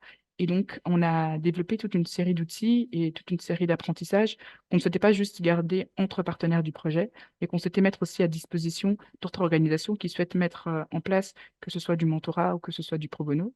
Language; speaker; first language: French; native; French